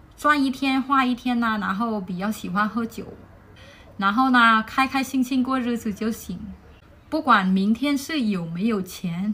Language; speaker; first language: Chinese; non-native, fluent; Vietnamese